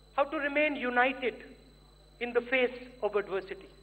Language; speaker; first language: English; non-native, local second language; Hindi